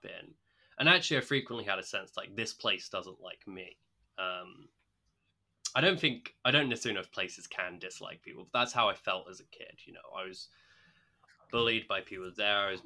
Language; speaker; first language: English; native; English